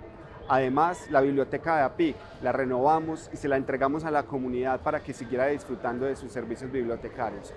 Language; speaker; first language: Spanish; native; Spanish